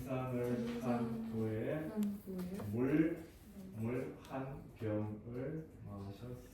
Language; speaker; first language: Korean; non-native, fluent; Russian